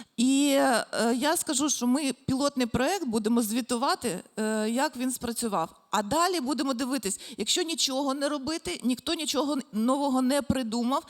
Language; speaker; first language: Ukrainian; native; Ukrainian